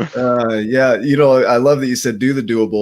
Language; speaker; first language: English; native; English